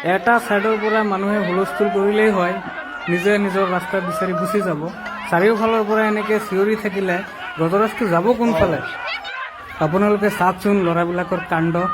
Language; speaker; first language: Assamese; non-native, local second language; Bangla